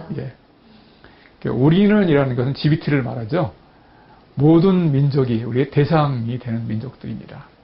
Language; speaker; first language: Korean; native; Korean